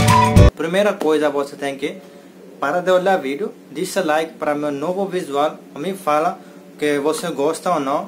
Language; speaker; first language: Portuguese; non-native, learner; Hindi